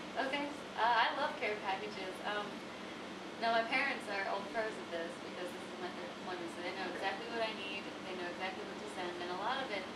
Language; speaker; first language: English; native; English